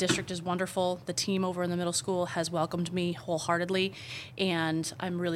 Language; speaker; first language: English; native; English